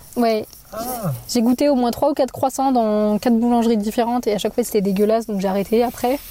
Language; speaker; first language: French; native; French